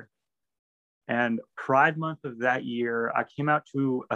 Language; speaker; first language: English; native; English